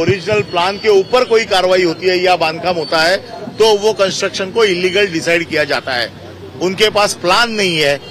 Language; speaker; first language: Hindi; non-native, local second language; Marathi